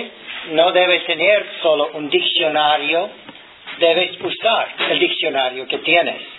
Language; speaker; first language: Spanish; non-native, fluent; English